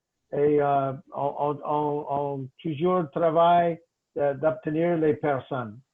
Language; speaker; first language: French; non-native, local second language; English